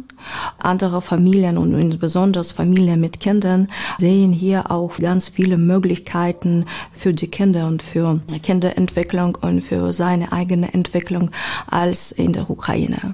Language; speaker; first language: German; non-native, learner; Ukrainian